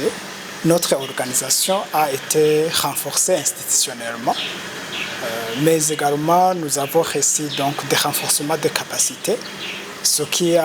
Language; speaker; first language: French; non-native, local second language; Rundi